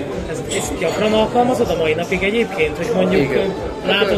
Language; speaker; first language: Hungarian; native; Hungarian